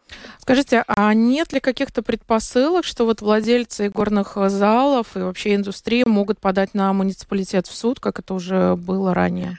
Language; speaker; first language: Russian; native; Russian